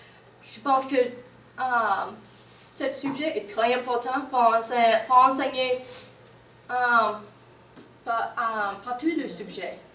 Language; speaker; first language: French; non-native, learner; English